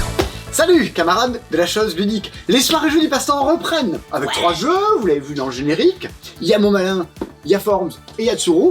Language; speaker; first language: French; native; French